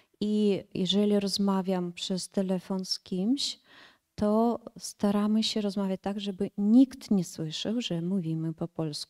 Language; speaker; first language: Polish; early bilingual, heritage; Polish